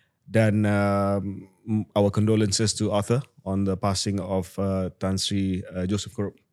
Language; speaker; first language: English; non-native, local second language; Malay